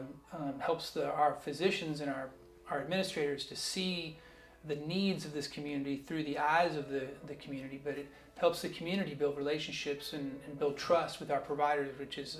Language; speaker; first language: English; native; English